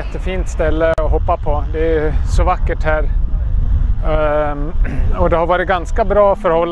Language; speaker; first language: Swedish; native; Swedish